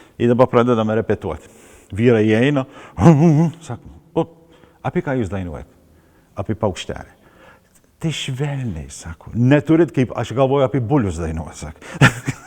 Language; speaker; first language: Lithuanian; early bilingual, heritage; Lithuanian